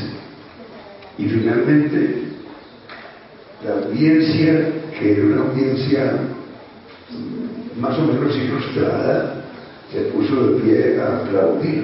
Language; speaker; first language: Spanish; native; Spanish